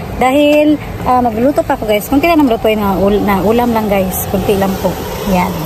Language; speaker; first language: Filipino; non-native, local second language; Cebuano